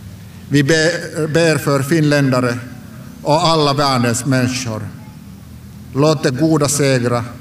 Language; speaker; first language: Swedish; non-native, local second language; Finnish